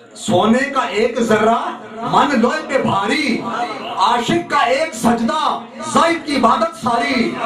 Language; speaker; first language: Urdu; non-native, local second language; Punjabi